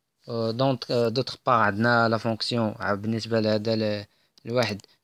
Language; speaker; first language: Arabic; native; Arabic